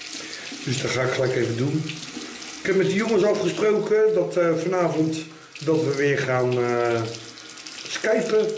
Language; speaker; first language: Dutch; native; Dutch